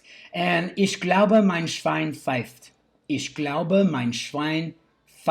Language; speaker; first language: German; non-native, learner; English